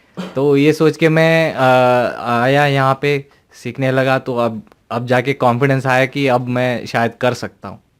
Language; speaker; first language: Hindi; non-native, local second language; Urdu